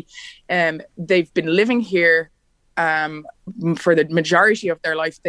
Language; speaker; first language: English; native; English